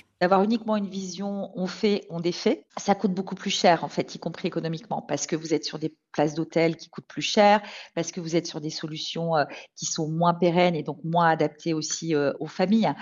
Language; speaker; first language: French; native; French